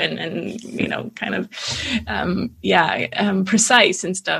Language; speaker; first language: English; non-native, fluent; Swiss German